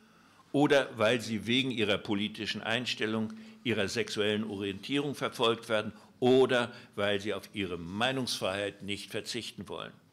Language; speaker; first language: German; native; German